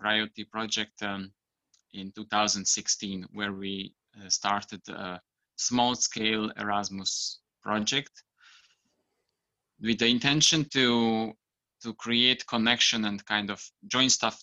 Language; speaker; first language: English; non-native, fluent; Hungarian